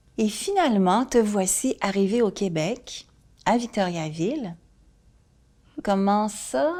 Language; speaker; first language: French; native; French